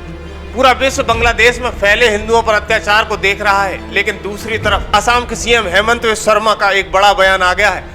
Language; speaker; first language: Hindi; native; Hindi